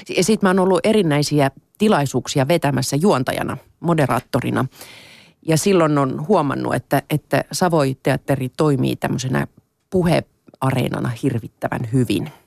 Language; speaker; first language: Finnish; non-native, local second language; Swedish